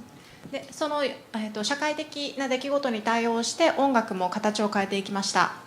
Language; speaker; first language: Japanese; native; Japanese